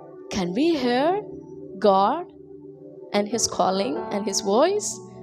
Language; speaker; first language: English; non-native, local second language; Telugu